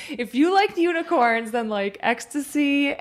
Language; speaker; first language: English; early bilingual, other home language; Croatian